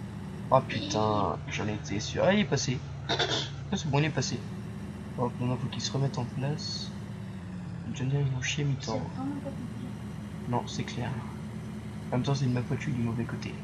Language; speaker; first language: French; native; French